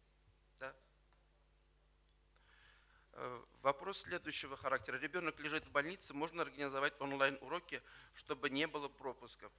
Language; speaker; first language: Russian; native; Russian